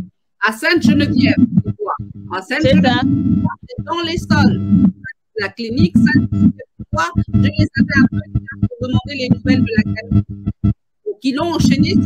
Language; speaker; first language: French; native; French